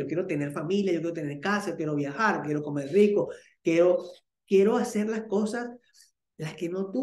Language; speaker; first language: Spanish; native; Spanish